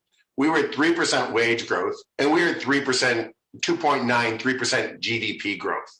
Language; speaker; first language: English; native; English